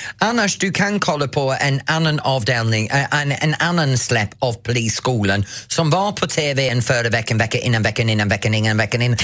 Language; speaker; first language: Swedish; non-native, fluent; English